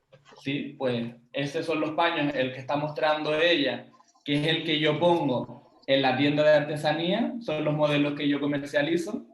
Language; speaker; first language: Spanish; native; Spanish